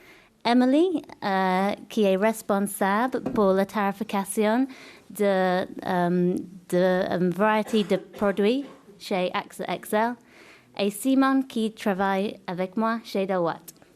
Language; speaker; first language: French; non-native, fluent; English